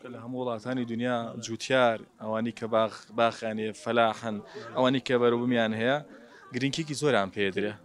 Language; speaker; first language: Central Kurdish; native; Central Kurdish